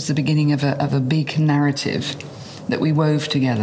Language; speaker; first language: English; native; English